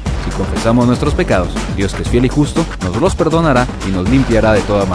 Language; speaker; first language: Spanish; native; Spanish